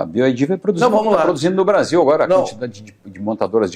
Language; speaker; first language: Portuguese; native; Portuguese